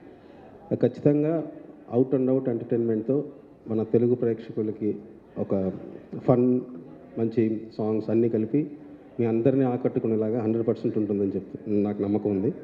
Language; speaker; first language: Telugu; native; Telugu